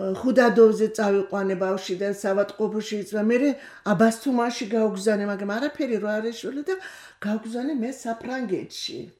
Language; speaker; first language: Georgian; non-native, local second language; Kurdish